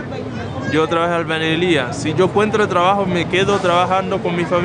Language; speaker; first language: Spanish; non-native, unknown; Haitian Creole